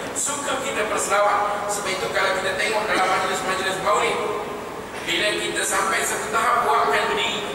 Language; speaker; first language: Malay; native; Malay